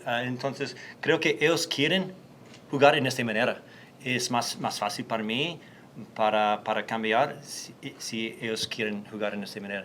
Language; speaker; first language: Spanish; non-native, learner; English